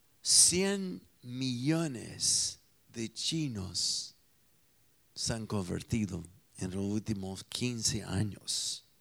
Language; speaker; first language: Spanish; non-native, fluent; English